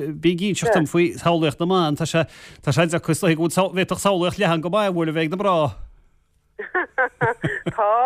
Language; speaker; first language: Irish; native; Irish